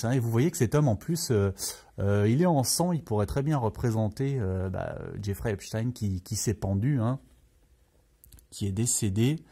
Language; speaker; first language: French; native; French